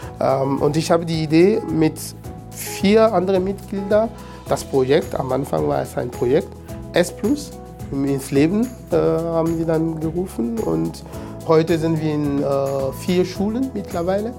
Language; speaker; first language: German; non-native, fluent; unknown